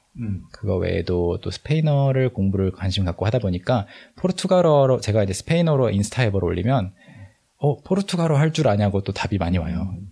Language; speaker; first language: Korean; native; Korean